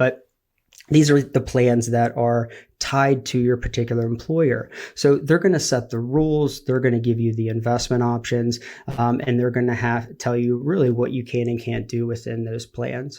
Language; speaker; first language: English; native; English